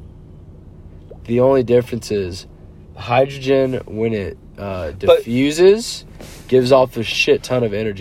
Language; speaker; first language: English; native; English